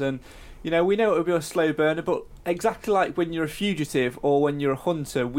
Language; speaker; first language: English; native; English